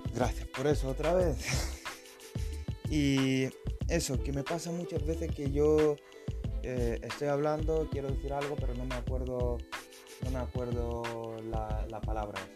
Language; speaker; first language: Spanish; non-native, fluent; Lithuanian